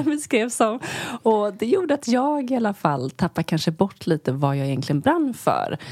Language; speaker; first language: Swedish; native; Swedish